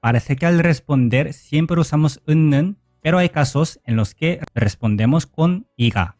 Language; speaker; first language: Spanish; non-native, fluent; Korean